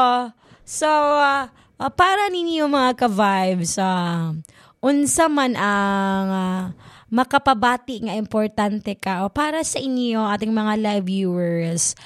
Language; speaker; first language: Filipino; non-native, local second language; Cebuano